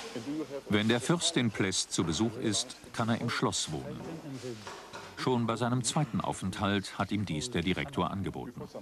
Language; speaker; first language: German; native; German